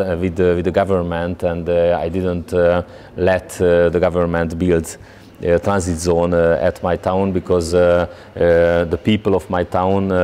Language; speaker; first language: English; non-native, learner; Hungarian